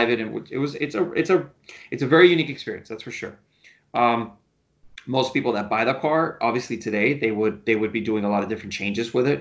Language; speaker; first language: English; native; English